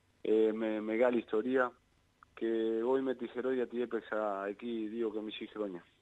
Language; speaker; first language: Greek; non-native, learner; Spanish